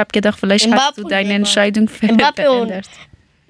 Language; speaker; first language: German; non-native, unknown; Persian